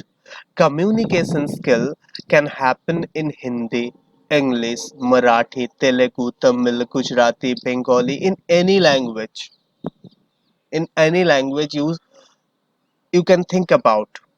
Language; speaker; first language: English; non-native, learner; Hindi